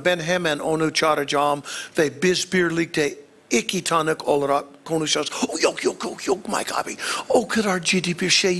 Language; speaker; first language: Turkish; non-native, fluent; English